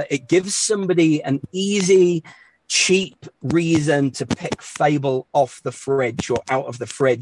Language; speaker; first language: English; native; English